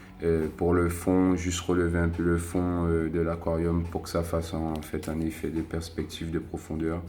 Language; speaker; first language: French; native; French